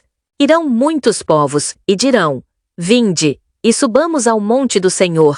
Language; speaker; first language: Portuguese; native; Portuguese